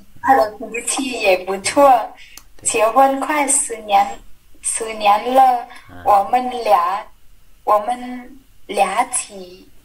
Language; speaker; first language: Chinese; non-native, learner; Vietnamese